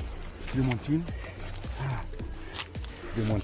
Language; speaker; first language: French; non-native, local second language; Arabic